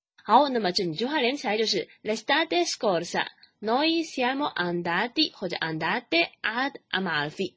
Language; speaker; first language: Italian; non-native, fluent; Chinese